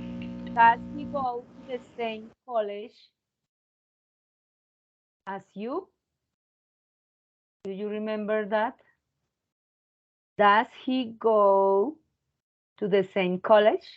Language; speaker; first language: English; non-native, fluent; Spanish